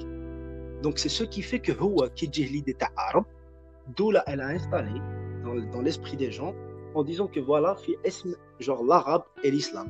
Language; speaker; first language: French; non-native, local second language; Kabyle